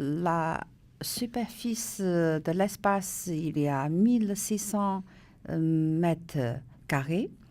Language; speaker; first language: French; non-native, learner; Chinese